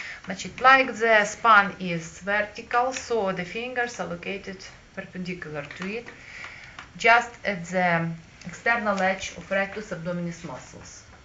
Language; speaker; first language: English; non-native, fluent; Ukrainian